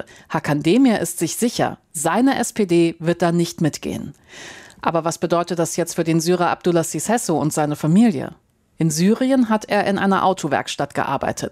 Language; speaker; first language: German; native; German